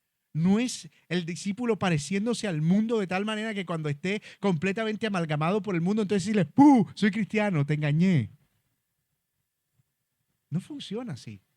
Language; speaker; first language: Spanish; native; Spanish